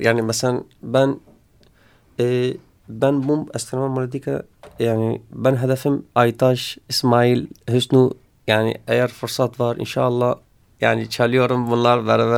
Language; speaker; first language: Turkish; non-native, learner; Kurdish